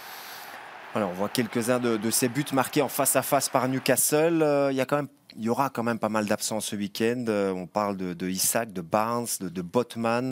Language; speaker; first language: French; native; French